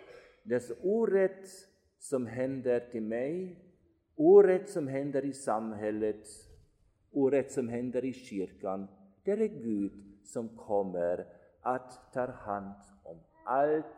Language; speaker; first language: Swedish; non-native, fluent; German